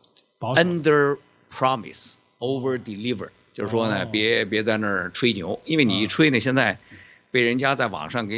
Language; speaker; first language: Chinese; native; Chinese